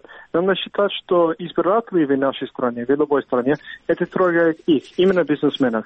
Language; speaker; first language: Russian; non-native, fluent; English